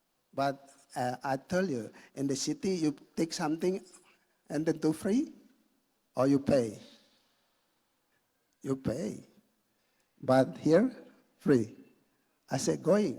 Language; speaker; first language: English; non-native, learner; Indonesian